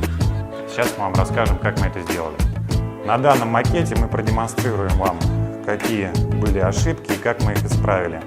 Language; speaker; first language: Russian; native; Russian